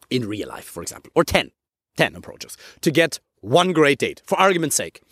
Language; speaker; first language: English; non-native, fluent; German